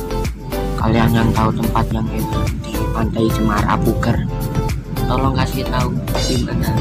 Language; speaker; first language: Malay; non-native, local second language; Javanese